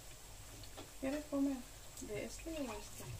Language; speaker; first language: Spanish; non-native, learner; Indonesian